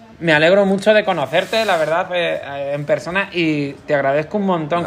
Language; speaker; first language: Spanish; non-native, learner; Portuguese